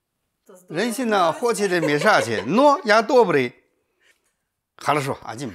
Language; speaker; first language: Russian; non-native, learner; Chinese